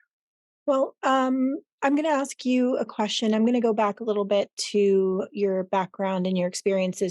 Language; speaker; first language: English; early bilingual, other home language; Spanish